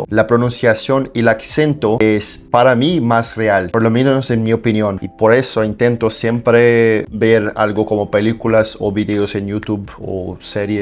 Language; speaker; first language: Spanish; non-native, fluent; Portuguese